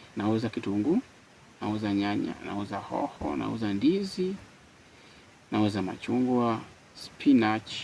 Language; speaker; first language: Swahili; non-native, local second language; Luo (Kenya and Tanzania)